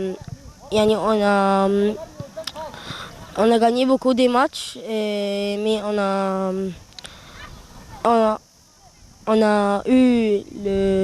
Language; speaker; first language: French; non-native, fluent; Arabic